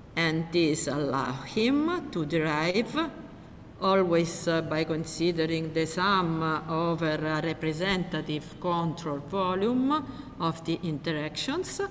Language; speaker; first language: English; non-native, fluent; Italian